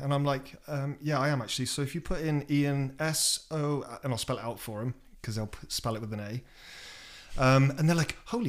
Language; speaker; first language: English; native; English